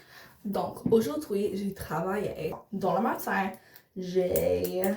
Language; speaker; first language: French; non-native, learner; English